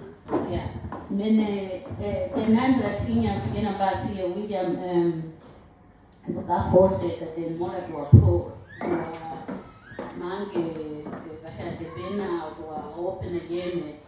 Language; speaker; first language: Danish; non-native, learner; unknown